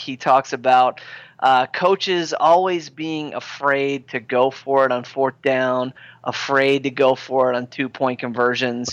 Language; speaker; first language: English; native; English